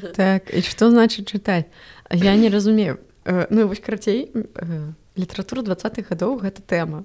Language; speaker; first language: Belarusian; non-native, local second language; Russian